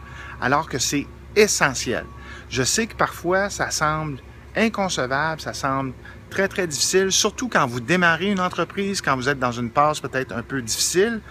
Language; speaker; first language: French; native; French